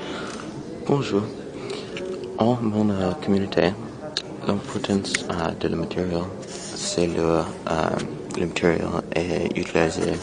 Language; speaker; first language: French; non-native, learner; English